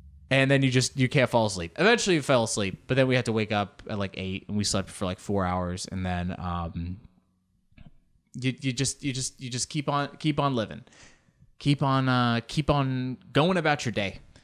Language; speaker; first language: English; early bilingual, other home language; Spanish